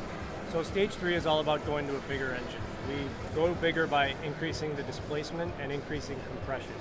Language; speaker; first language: English; native; English